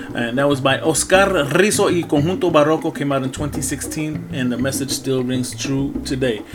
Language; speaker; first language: English; early bilingual, other home language; Spanish